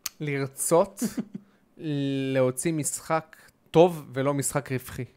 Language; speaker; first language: Hebrew; native; Hebrew